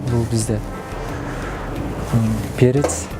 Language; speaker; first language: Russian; non-native, local second language; Kyrgyz